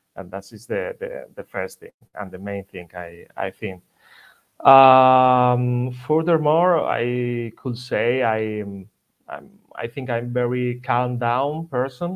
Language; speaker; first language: English; non-native, fluent; Spanish